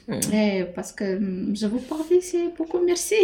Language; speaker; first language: French; non-native, learner; Romanian